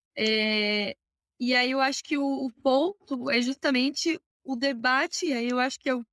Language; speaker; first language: Portuguese; native; Portuguese